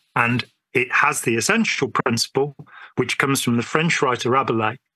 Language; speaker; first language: English; native; English